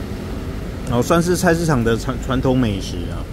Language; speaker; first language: Chinese; native; Chinese